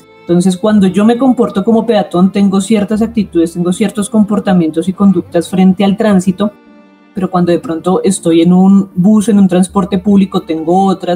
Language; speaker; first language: Spanish; native; Spanish